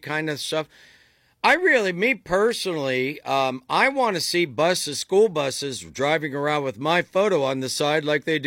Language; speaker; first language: English; native; English